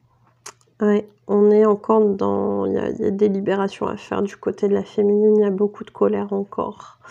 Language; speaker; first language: French; native; French